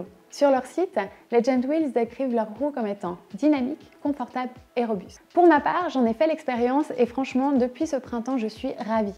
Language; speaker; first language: French; native; French